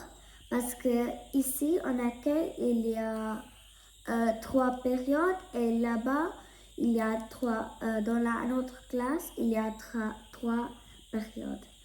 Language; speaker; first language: French; non-native, learner; Malayalam